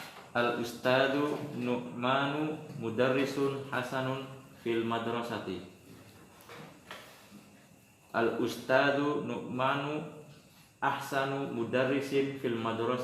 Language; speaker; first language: Arabic; non-native, learner; Indonesian